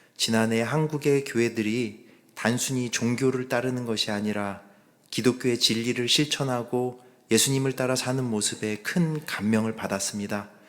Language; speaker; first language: Korean; native; Korean